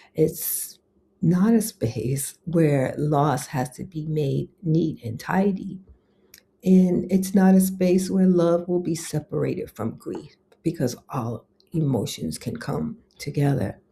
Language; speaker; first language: English; native; English